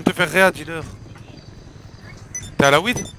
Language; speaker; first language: French; native; French